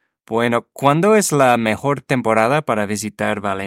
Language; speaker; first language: Spanish; non-native, fluent; English